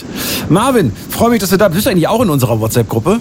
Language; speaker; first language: German; native; German